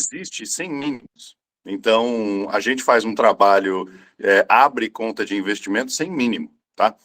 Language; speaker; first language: Portuguese; early bilingual, other home language; English